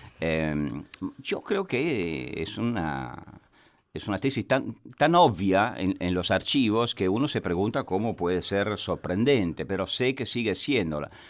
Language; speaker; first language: Spanish; non-native, fluent; Italian